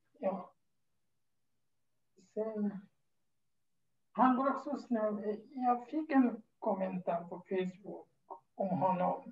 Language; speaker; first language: Swedish; non-native, fluent; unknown